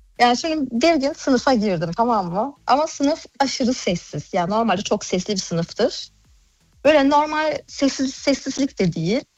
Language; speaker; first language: Turkish; early bilingual, heritage; Turkish